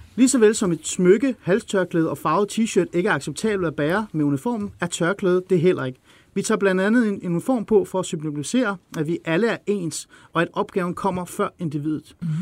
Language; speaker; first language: Danish; early bilingual, other home language; Persian